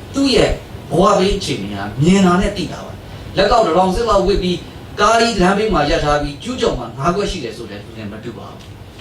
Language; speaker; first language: Burmese; native; Burmese